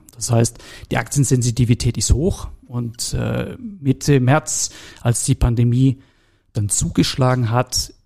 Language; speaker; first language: German; native; German